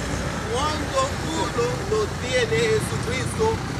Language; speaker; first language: Spanish; non-native, learner; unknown